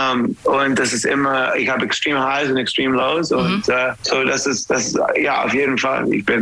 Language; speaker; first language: German; non-native, fluent; English